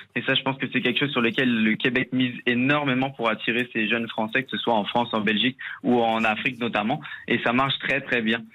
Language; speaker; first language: French; native; French